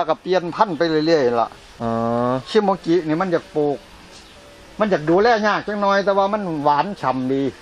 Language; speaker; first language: Thai; non-native, local second language; Northeastern Thai